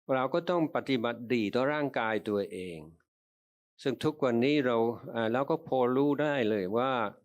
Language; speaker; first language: Thai; native; Thai